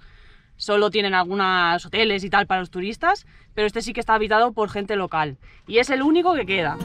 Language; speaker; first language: Spanish; native; Spanish